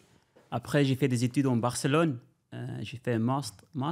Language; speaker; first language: French; non-native, learner; Albanian